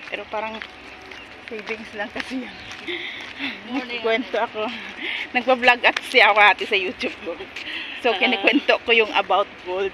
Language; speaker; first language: Filipino; non-native, local second language; Hiligaynon